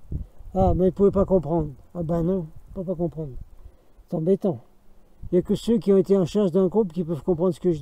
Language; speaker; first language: French; native; French